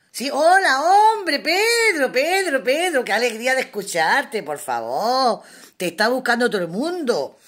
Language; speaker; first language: Spanish; native; Spanish